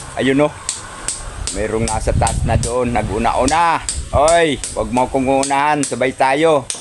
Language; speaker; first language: Filipino; native; Filipino